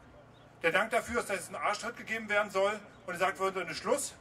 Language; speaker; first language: German; native; German